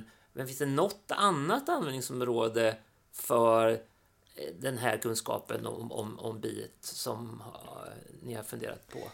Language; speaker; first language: Swedish; native; Swedish